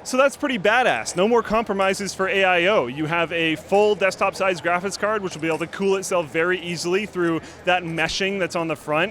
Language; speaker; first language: English; native; English